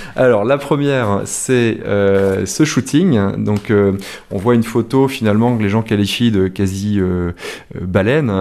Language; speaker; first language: French; native; French